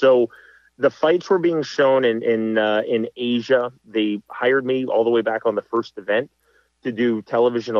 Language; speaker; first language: English; native; English